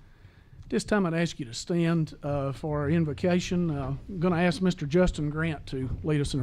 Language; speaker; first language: English; native; English